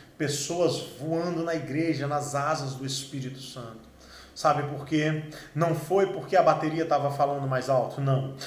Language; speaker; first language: Portuguese; native; Portuguese